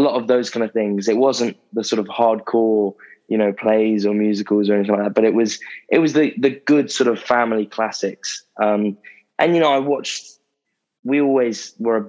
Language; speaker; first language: English; native; English